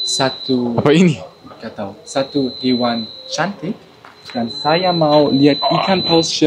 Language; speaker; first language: Indonesian; non-native, learner; German